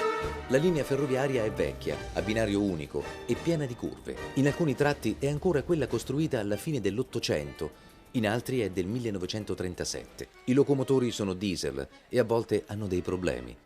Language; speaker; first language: Italian; native; Italian